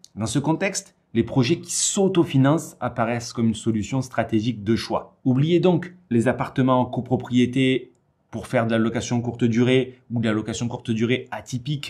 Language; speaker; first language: French; native; French